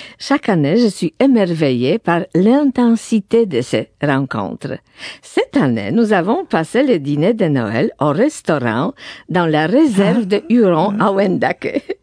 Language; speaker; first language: French; non-native, fluent; Polish